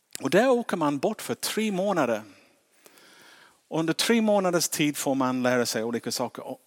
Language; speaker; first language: Swedish; non-native, fluent; English